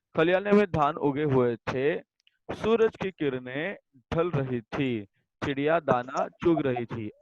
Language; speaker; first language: Hindi; non-native, local second language; Marathi